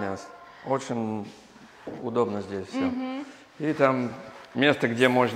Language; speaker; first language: Russian; non-native, learner; English